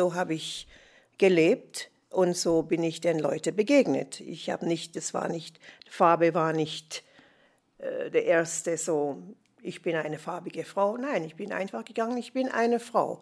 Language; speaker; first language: German; non-native, fluent; English